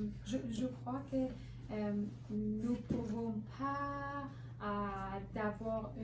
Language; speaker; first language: French; non-native, learner; Persian